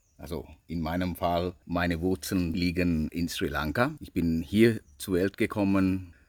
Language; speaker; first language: German; non-native, fluent; Sinhala